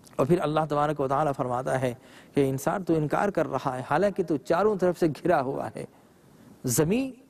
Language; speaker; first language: Urdu; native; Urdu